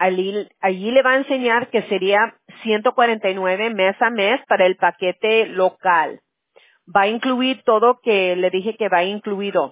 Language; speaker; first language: Spanish; early bilingual, heritage; Spanish